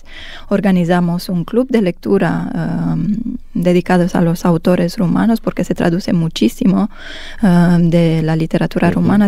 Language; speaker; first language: Spanish; non-native, fluent; Romanian